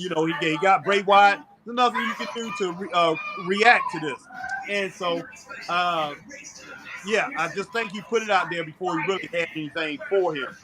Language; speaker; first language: English; native; English